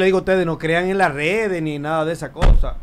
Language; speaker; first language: Spanish; native; Spanish